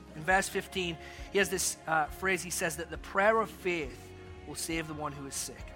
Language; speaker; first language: English; native; English